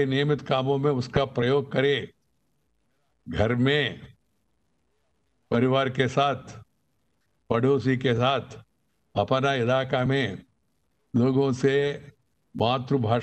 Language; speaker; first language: Hindi; non-native, local second language; Telugu